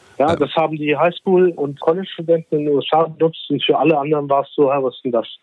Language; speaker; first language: German; early bilingual, other home language; Turkish